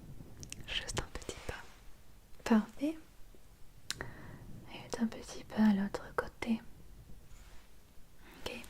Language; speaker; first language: French; non-native, learner; English